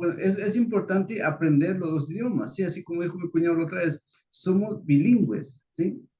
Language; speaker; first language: Spanish; non-native, local second language; Kaqchikel